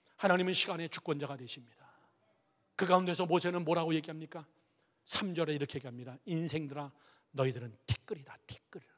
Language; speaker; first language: Korean; native; Korean